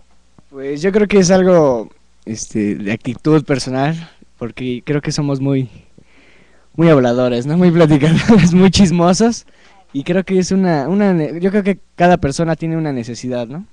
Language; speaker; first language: Spanish; native; Spanish